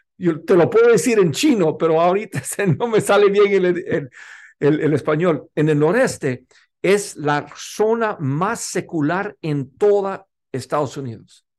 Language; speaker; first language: Spanish; non-native, local second language; English